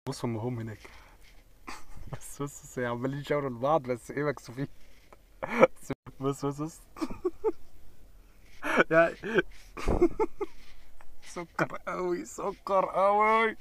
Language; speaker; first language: Arabic; native; Arabic